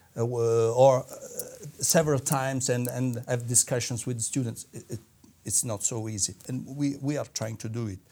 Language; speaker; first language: English; non-native, fluent; Italian